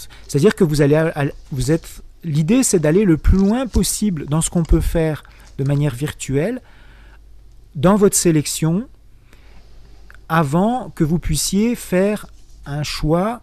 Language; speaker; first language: French; native; French